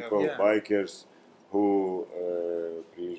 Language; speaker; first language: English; non-native, learner; Russian